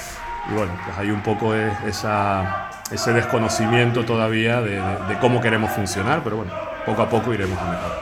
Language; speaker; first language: Spanish; native; Spanish